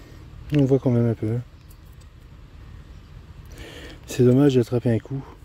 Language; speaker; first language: French; native; French